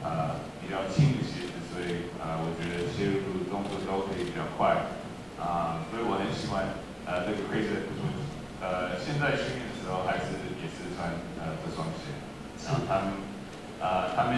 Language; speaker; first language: Chinese; early bilingual, heritage; English